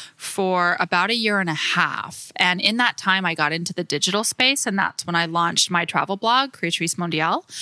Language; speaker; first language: English; native; English